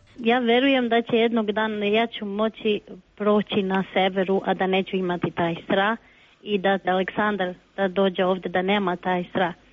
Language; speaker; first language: Serbian; non-native, local second language; Albanian